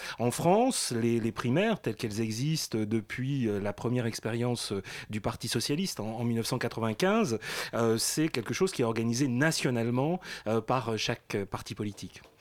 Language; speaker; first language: French; native; French